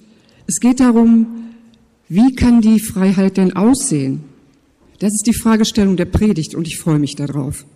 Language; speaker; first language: German; native; German